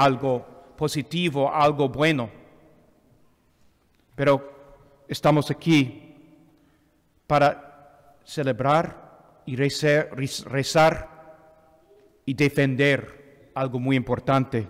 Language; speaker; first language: Spanish; non-native, fluent; English